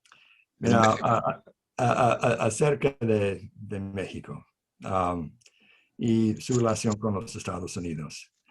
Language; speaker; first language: Spanish; non-native, fluent; English